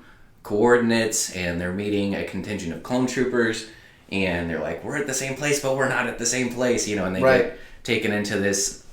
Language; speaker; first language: English; native; English